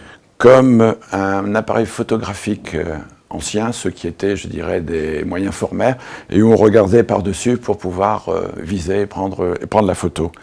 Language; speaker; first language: French; native; French